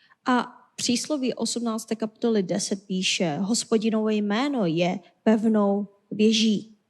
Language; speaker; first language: Czech; non-native, fluent; Korean